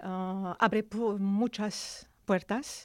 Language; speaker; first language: Spanish; non-native, learner; Arabic